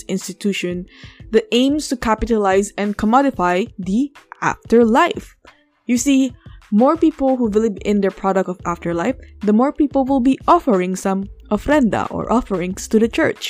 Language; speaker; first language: English; non-native, local second language; Filipino